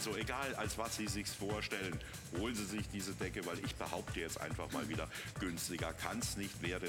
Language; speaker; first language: German; native; German